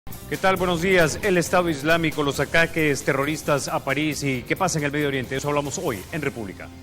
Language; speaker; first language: Spanish; native; Spanish